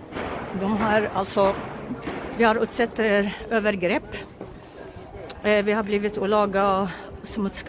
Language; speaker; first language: Swedish; non-native, local second language; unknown